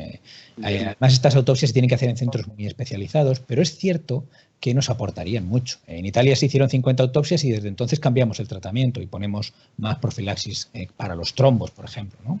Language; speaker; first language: Spanish; native; Spanish